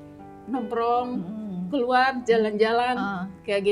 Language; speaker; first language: Indonesian; non-native, local second language; Javanese